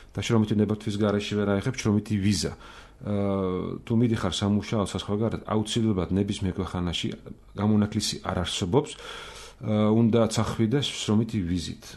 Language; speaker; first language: Georgian; non-native, fluent; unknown